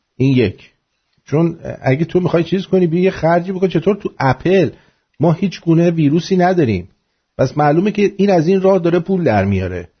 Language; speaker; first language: Persian; native; Persian